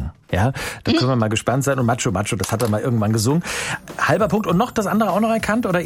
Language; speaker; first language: German; native; German